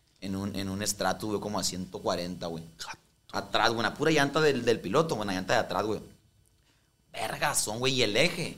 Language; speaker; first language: Spanish; native; Spanish